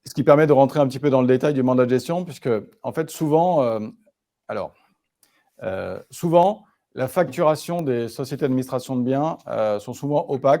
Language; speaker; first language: French; native; French